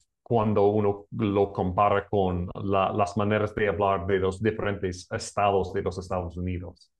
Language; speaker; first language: Spanish; non-native, learner; English